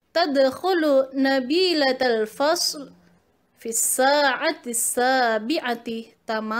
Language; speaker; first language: Arabic; non-native, learner; Indonesian